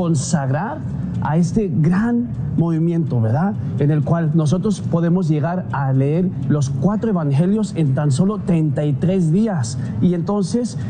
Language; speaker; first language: Spanish; early bilingual, heritage; Spanish